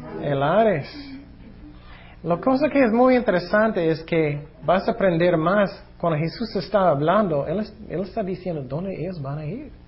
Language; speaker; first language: Spanish; non-native, fluent; English